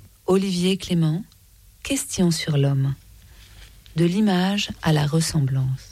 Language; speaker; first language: French; native; French